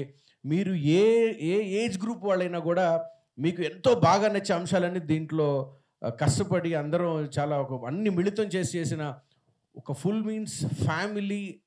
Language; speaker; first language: Telugu; native; Telugu